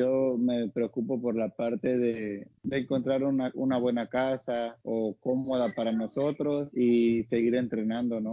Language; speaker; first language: Spanish; native; Spanish